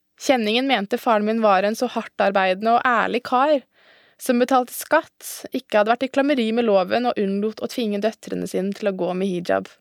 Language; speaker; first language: Norwegian; early bilingual, other home language; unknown